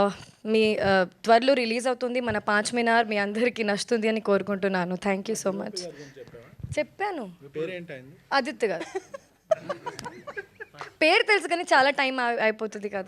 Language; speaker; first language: Telugu; non-native, learner; Hindi